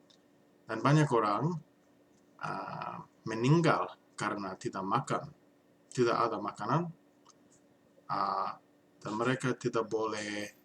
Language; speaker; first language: Indonesian; non-native, learner; English